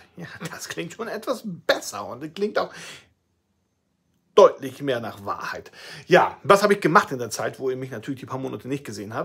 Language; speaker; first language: German; native; German